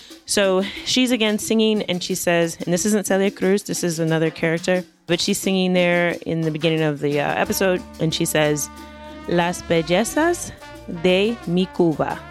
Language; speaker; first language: English; native; English